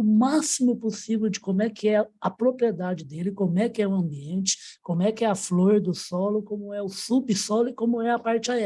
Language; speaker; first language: Portuguese; native; Portuguese